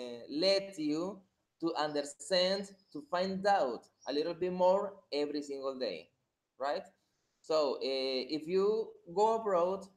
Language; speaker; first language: English; non-native, fluent; Spanish